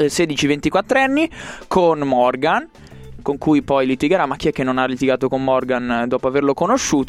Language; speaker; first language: Italian; native; Italian